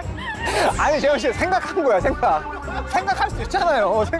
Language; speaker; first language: Korean; native; Korean